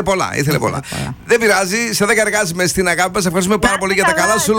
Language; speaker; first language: Greek; native; Greek